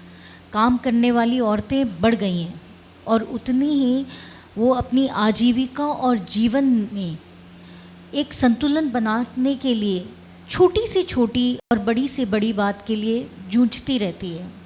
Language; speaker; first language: Hindi; native; Hindi